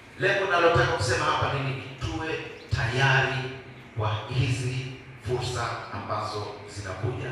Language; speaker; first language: Swahili; native; Swahili